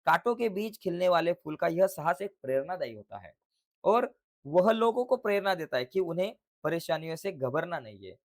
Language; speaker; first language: Hindi; non-native, local second language; Marathi